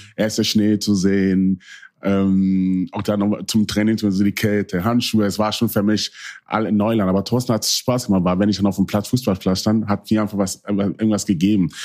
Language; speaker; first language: German; early bilingual, other home language; Akan